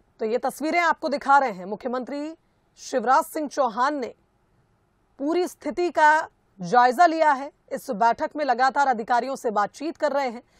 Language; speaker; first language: Hindi; native; Hindi